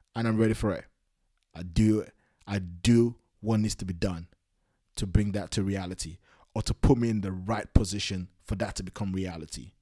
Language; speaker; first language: English; non-native, local second language; Yoruba